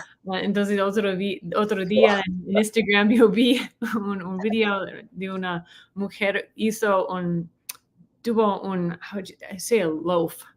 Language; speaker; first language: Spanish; non-native, fluent; English